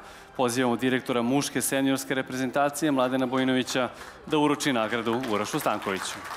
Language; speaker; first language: Serbian; native; Serbian